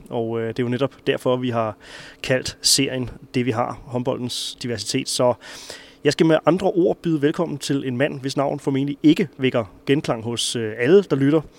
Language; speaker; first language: Danish; native; Danish